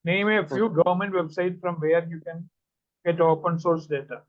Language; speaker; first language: English; non-native, local second language; Malayalam